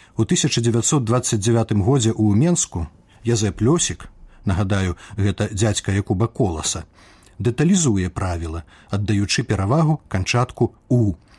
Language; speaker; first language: Belarusian; native; Belarusian